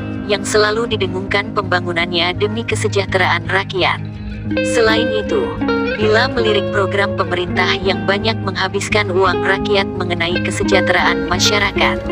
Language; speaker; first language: Indonesian; native; Indonesian